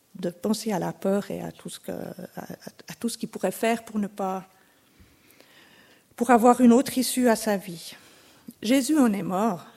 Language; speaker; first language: French; native; French